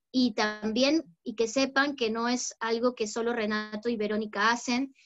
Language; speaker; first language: Spanish; native; Spanish